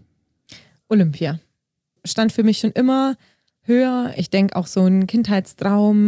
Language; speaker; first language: German; native; German